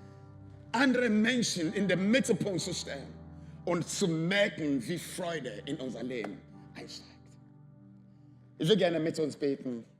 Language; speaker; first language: German; non-native, fluent; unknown